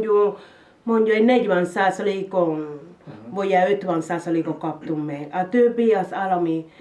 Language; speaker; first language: Hungarian; non-native, learner; Spanish